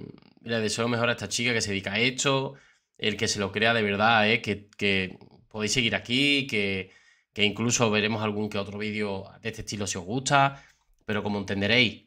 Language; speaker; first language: Spanish; native; Spanish